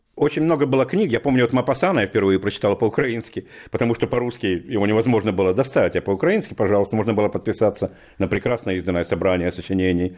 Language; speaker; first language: Russian; native; Russian